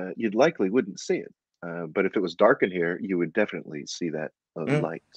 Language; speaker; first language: English; native; English